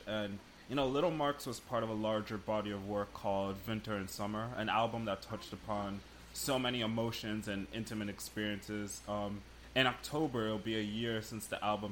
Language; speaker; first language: English; native; English